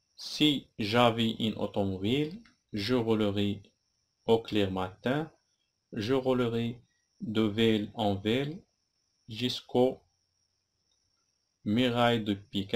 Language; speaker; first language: French; non-native, local second language; Arabic